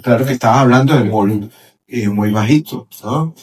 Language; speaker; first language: Spanish; native; Spanish